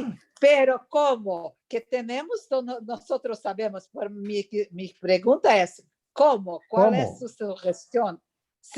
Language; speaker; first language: Spanish; non-native, learner; Portuguese